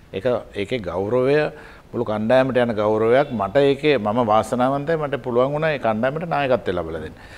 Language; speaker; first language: Sinhala; native; Sinhala